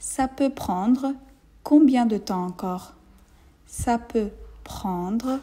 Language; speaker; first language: French; non-native, fluent; Bangla